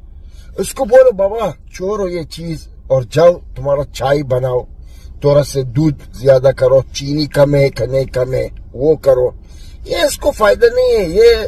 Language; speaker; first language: Hindi; non-native, learner; Arabic